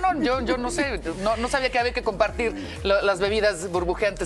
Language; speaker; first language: Spanish; native; Spanish